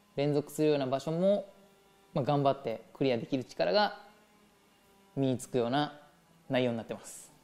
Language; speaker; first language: Japanese; native; Japanese